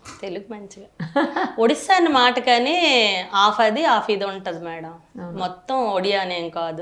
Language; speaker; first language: Telugu; native; Telugu